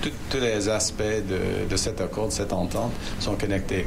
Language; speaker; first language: French; non-native, fluent; English